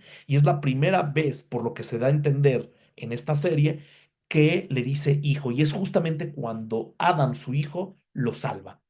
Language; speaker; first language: Spanish; native; Spanish